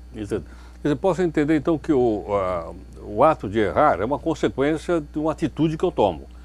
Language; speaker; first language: Portuguese; native; Portuguese